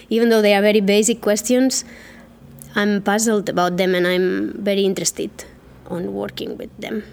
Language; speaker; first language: English; non-native, fluent; Catalan